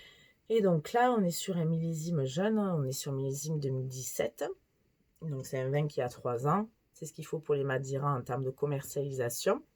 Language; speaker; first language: French; native; French